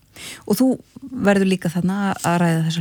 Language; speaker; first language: Icelandic; native; Icelandic